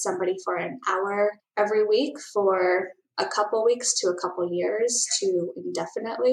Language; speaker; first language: English; native; English